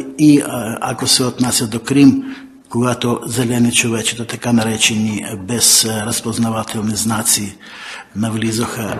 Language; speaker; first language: Bulgarian; non-native, fluent; Ukrainian